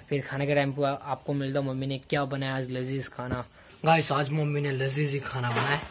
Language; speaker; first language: Hindi; non-native, local second language; Gujarati